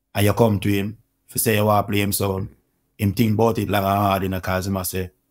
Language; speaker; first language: English; non-native, local second language; Jamaican Creole English